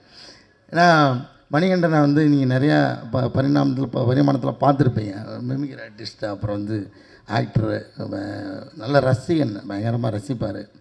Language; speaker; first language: Tamil; native; Tamil